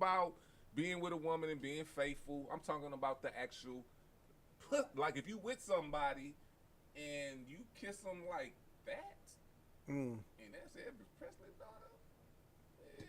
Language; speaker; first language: English; native; English